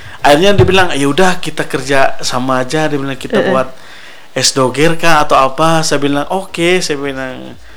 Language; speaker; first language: Indonesian; non-native, local second language; Sundanese